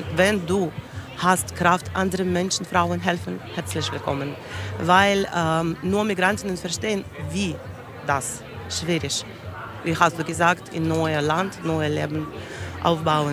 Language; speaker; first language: German; non-native, learner; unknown